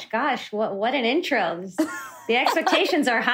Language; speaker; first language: English; early bilingual, other home language; Kannada